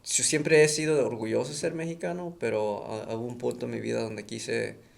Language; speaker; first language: Spanish; early bilingual, other home language; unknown